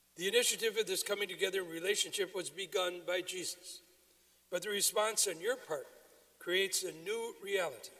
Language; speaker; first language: English; native; English